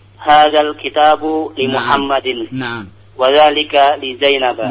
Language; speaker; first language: Arabic; non-native, learner; Indonesian